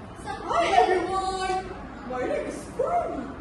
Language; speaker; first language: English; non-native, learner; Malay